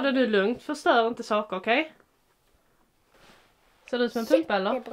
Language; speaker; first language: Swedish; native; Swedish